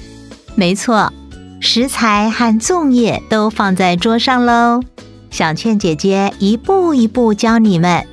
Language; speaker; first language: Chinese; native; Chinese